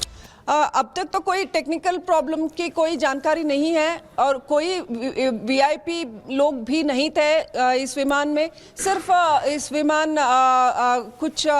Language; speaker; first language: Hindi; non-native, local second language; Kannada